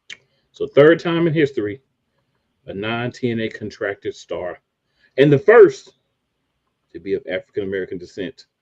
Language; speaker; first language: English; native; English